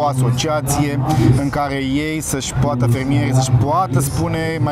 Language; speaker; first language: Romanian; native; Romanian